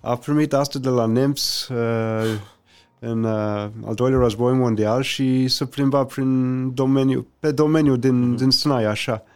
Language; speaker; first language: Romanian; non-native, fluent; English